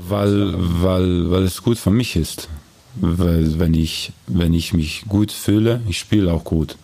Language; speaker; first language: German; non-native, learner; Croatian